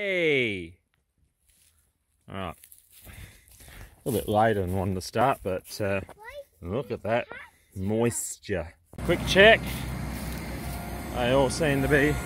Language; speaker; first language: English; native; English